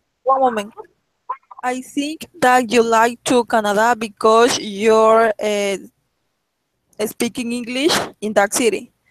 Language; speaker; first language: English; non-native, learner; Spanish